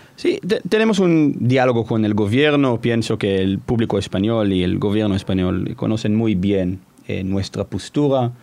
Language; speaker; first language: Spanish; non-native, fluent; Hebrew